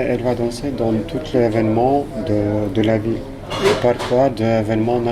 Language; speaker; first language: French; non-native, fluent; Albanian